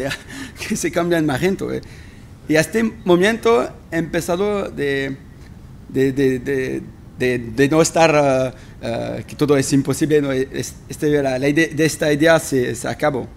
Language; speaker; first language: Spanish; non-native, fluent; French